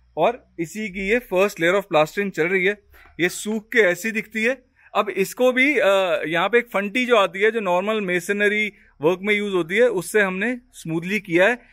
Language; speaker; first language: Hindi; native; Hindi